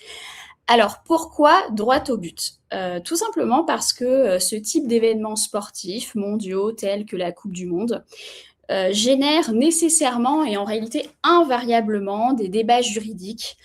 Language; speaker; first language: French; native; French